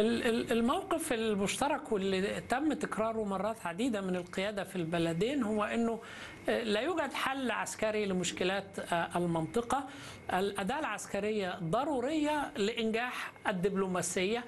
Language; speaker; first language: Arabic; native; Arabic